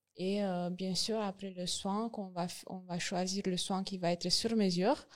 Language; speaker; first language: French; non-native, learner; Romanian